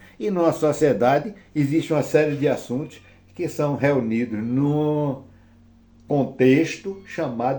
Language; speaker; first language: Portuguese; native; Portuguese